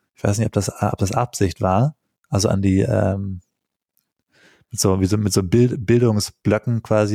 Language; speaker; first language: German; native; German